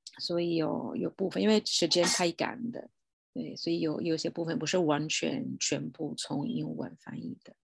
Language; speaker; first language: Chinese; non-native, fluent; Italian